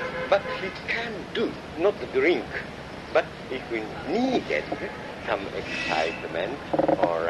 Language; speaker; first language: English; non-native, learner; Japanese